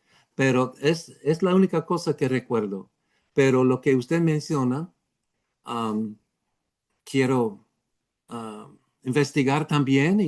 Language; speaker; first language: Spanish; non-native, fluent; English